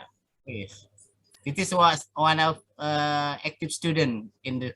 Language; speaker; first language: English; non-native, fluent; Indonesian